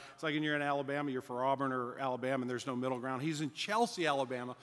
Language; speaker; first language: English; native; English